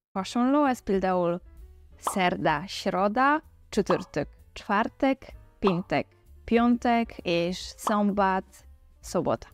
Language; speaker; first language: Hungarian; non-native, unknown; Polish